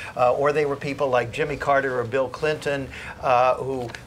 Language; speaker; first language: English; native; English